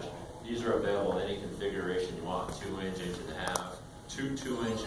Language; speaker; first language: English; native; English